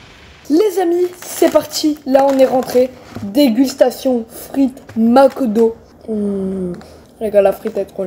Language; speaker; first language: French; native; French